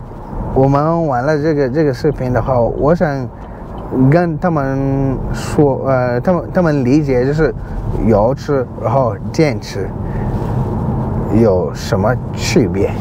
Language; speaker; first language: Chinese; non-native, learner; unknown